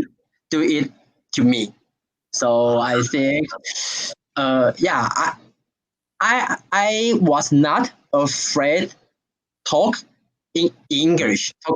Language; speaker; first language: English; non-native, learner; Chinese